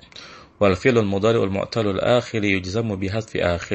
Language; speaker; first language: Arabic; non-native, fluent; Indonesian